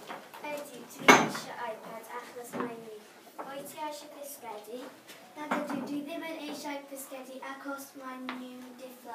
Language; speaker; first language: Welsh; non-native, learner; English